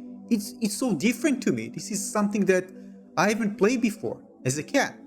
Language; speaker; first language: English; non-native, fluent; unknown